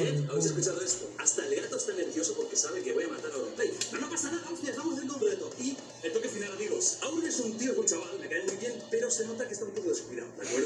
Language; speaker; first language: Spanish; native; Spanish